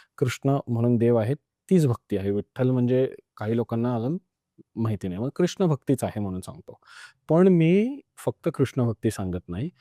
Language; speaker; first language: Marathi; non-native, local second language; Punjabi